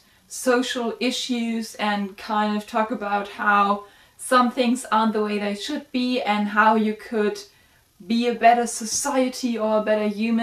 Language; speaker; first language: English; non-native, fluent; German